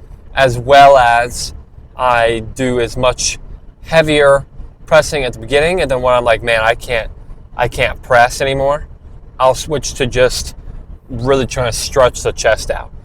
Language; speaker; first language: English; native; English